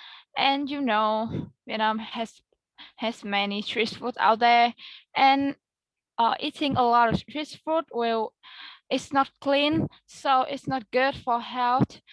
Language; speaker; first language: English; non-native, learner; Vietnamese